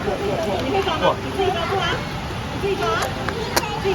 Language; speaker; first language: Chinese; native; Chinese